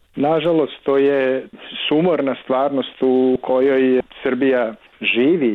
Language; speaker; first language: Serbian; native; Serbian